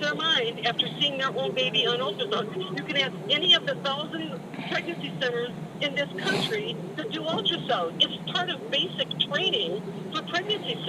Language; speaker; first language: English; native; English